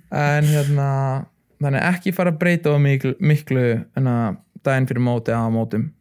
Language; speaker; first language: Icelandic; early bilingual, other home language; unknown